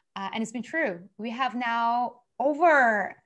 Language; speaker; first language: English; non-native, fluent; Persian